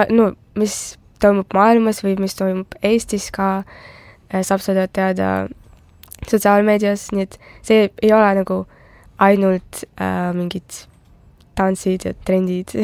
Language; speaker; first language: Estonian; non-native, local second language; Russian